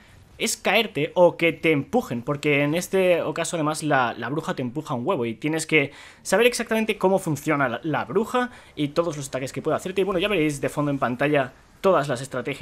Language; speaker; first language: Spanish; native; Spanish